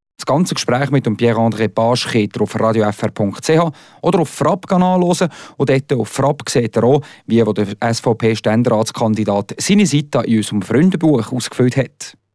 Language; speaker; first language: German; native; German